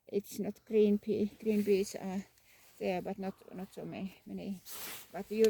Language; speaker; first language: English; non-native, learner; Finnish